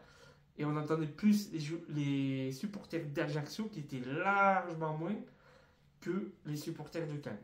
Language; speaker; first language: French; native; French